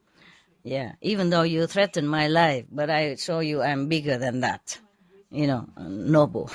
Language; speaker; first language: English; non-native, fluent; Vietnamese